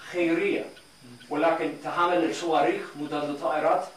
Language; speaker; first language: Arabic; non-native, fluent; English